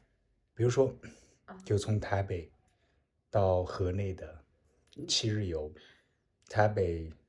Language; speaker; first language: Chinese; native; Chinese